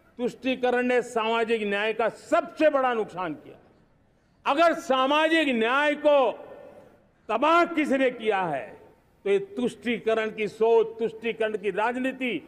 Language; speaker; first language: Hindi; non-native, local second language; Gujarati